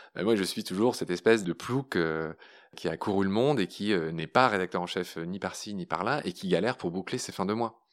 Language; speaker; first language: French; native; French